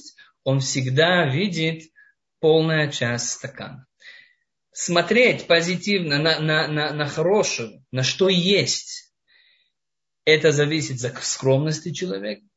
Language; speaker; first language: Russian; non-native, fluent; Hebrew